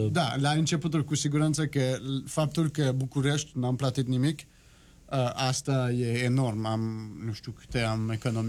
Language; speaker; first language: Romanian; non-native, learner; French